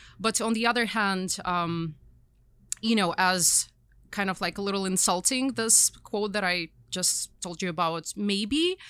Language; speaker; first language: English; non-native, fluent; Ukrainian